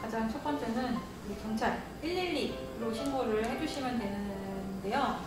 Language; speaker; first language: Korean; native; Korean